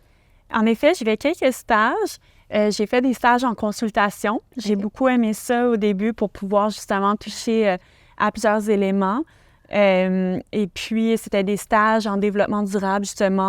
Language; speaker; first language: French; native; French